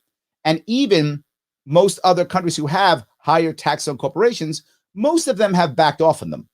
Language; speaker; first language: English; native; English